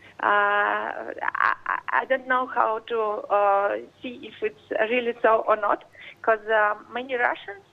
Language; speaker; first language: English; non-native, learner; Russian